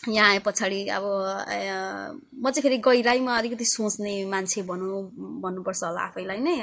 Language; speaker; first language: Nepali; early bilingual, heritage; Nepali